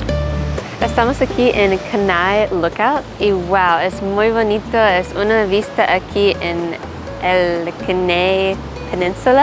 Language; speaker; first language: Spanish; non-native, learner; English